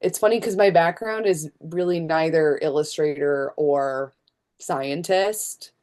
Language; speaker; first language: English; native; English